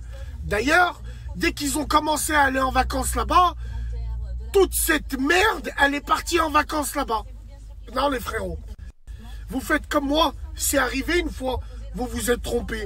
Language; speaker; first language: French; native; French